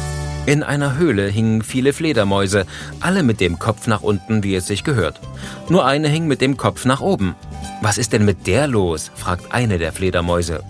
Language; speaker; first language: German; native; German